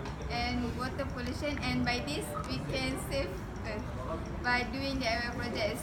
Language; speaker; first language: English; non-native, local second language; Malay